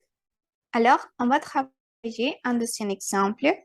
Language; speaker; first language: French; non-native, fluent; Spanish